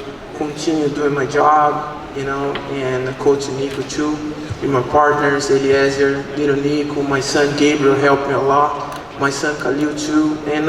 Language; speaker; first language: English; non-native, learner; Portuguese